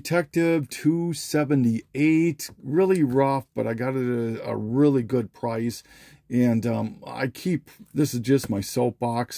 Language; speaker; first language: English; native; English